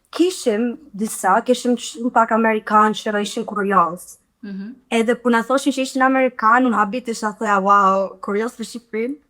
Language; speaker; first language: Albanian; early bilingual, heritage; Albanian